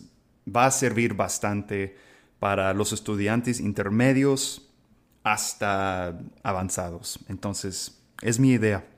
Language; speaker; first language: Spanish; non-native, fluent; English